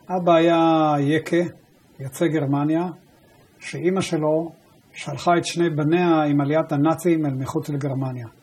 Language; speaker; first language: Hebrew; early bilingual, other home language; German